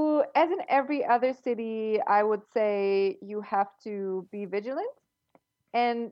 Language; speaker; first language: English; non-native, fluent; German